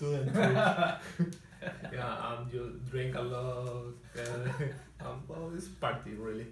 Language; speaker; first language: English; non-native, learner; Spanish